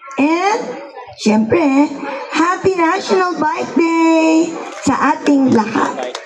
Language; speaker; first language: Filipino; native; Filipino